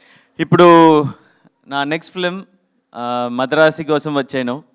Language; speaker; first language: Telugu; non-native, learner; Tamil